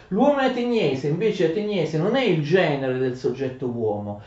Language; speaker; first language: Italian; native; Italian